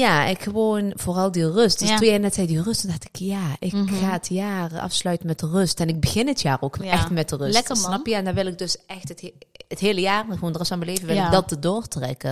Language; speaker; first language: Dutch; early bilingual, other home language; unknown